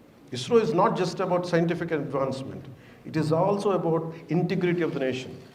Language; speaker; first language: English; non-native, local second language; Telugu